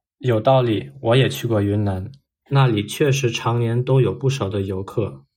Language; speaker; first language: Chinese; non-native, fluent; German